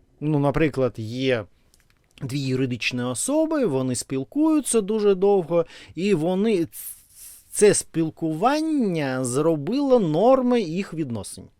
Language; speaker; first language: Ukrainian; non-native, learner; Russian